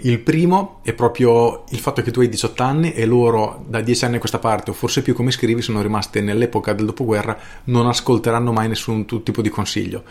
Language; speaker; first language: Italian; native; Italian